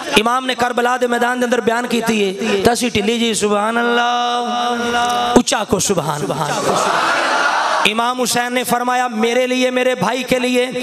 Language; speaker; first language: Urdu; non-native, local second language; Punjabi